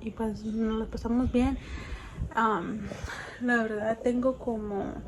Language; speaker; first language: Spanish; early bilingual, other home language; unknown